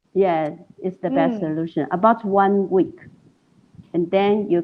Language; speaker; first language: English; non-native, learner; Chinese